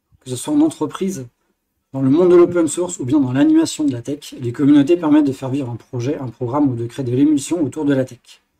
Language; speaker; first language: French; native; French